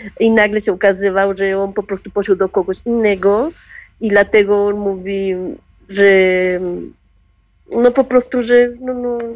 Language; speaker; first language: Polish; non-native, learner; Spanish